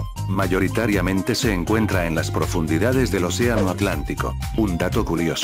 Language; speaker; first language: Spanish; native; Spanish